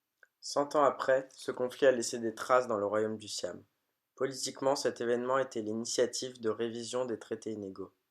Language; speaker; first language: French; native; French